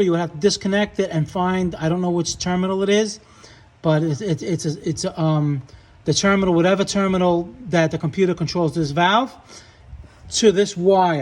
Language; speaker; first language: English; native; English